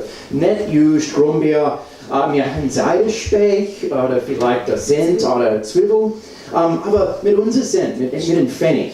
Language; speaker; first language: German; non-native, learner; English